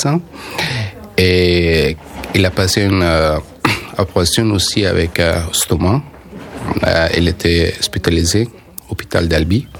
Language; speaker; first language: French; non-native, learner; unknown